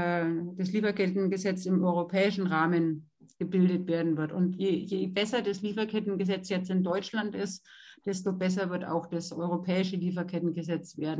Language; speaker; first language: German; native; German